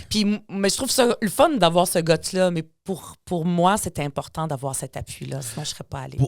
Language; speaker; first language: French; early bilingual, other home language; Arabic